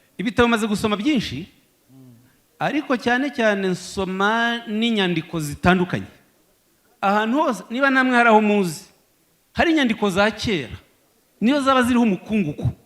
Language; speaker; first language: Kinyarwanda; native; Kinyarwanda